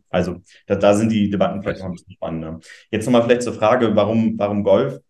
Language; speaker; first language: German; native; German